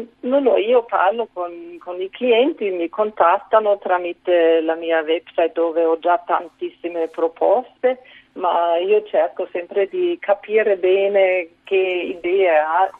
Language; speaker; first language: Italian; non-native, fluent; German